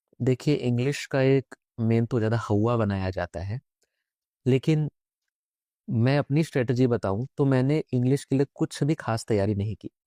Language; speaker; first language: Hindi; native; Hindi